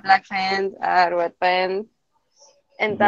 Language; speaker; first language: English; non-native, learner; Spanish